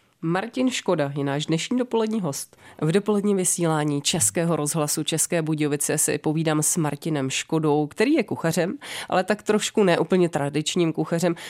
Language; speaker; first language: Czech; native; Czech